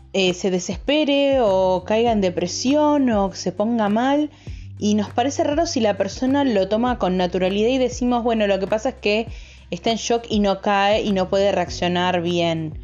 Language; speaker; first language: Spanish; native; Spanish